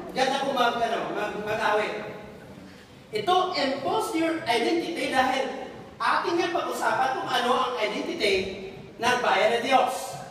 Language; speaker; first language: Filipino; non-native, local second language; Cebuano